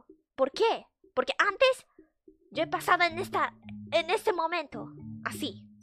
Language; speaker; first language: Spanish; non-native, fluent; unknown